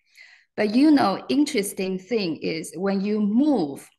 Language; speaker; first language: English; non-native, fluent; Chinese